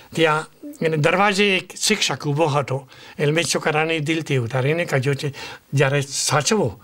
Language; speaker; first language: Gujarati; non-native, fluent; Spanish